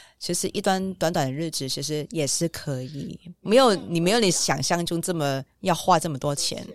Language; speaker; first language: Chinese; non-native, local second language; Cantonese